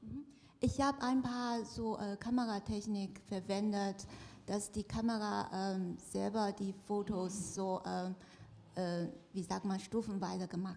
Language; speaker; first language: German; non-native, fluent; Chinese